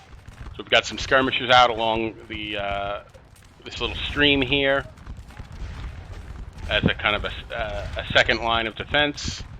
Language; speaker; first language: English; native; English